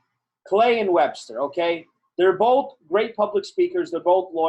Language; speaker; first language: English; native; English